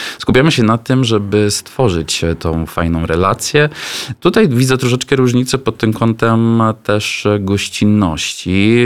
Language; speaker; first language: Polish; non-native, fluent; Italian